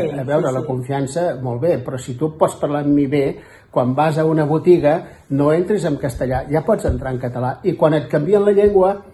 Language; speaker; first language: Catalan; native; Catalan